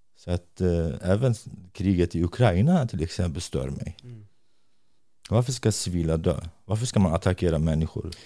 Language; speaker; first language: Swedish; non-native, fluent; Kurdish